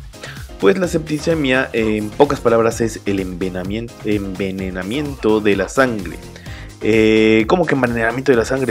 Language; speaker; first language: Spanish; native; Spanish